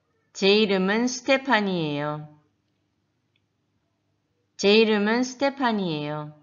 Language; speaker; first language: Korean; non-native, fluent; Malagasy